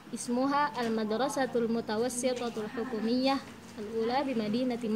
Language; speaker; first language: Arabic; non-native, learner; Indonesian